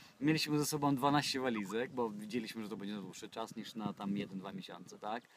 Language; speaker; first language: Polish; non-native, fluent; Russian